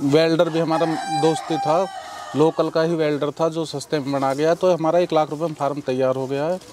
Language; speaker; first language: Hindi; native; Hindi